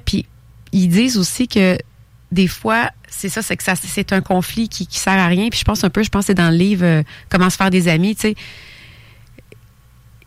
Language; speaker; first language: French; native; French